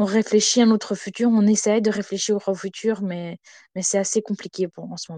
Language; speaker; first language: French; non-native, fluent; Ukrainian